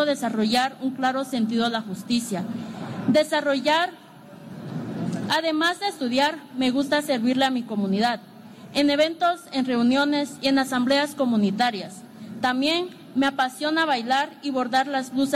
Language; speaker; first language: Spanish; non-native, local second language; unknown